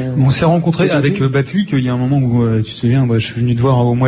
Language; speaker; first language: French; native; French